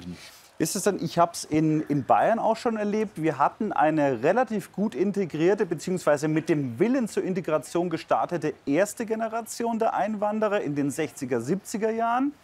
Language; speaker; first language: German; native; German